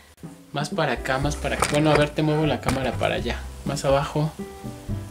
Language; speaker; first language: Spanish; native; Spanish